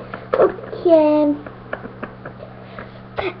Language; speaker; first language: French; native; French